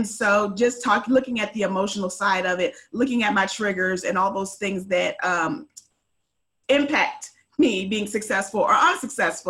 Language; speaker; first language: English; native; English